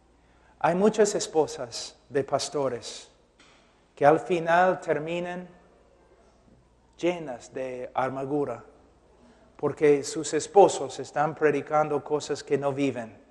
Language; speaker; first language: Spanish; non-native, fluent; English